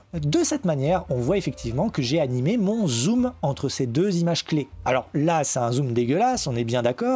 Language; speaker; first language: French; native; French